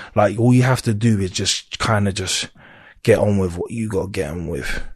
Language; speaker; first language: English; native; English